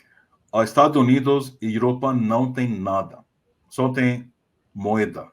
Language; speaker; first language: Portuguese; non-native, fluent; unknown